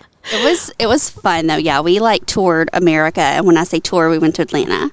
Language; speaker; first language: English; native; English